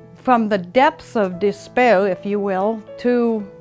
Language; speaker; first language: English; native; English